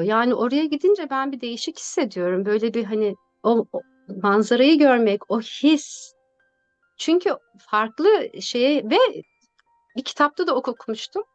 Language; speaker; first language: Turkish; native; Turkish